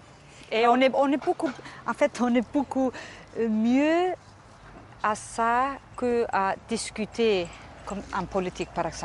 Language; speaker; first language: French; non-native, fluent; Icelandic